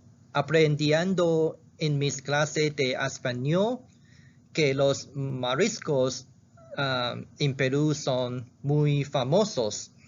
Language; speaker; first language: Spanish; non-native, learner; Chinese